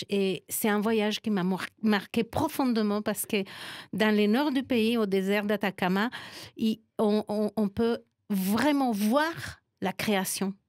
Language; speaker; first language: French; non-native, fluent; Spanish